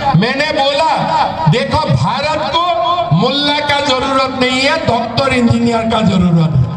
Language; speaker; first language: Hindi; non-native, local second language; Assamese